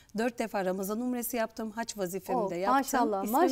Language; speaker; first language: Turkish; native; Turkish